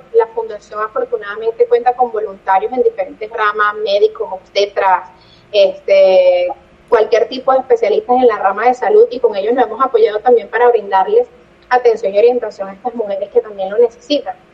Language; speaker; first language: Spanish; native; Spanish